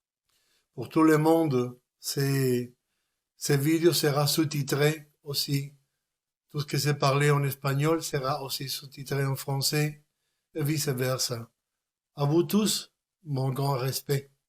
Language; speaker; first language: French; non-native, fluent; Spanish